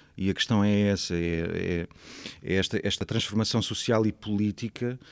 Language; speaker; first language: Portuguese; native; Portuguese